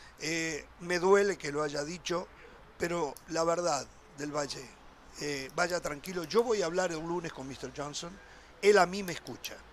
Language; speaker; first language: Spanish; native; Spanish